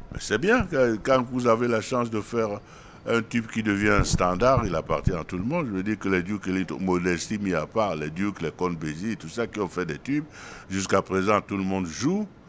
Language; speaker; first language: French; non-native, local second language; Duala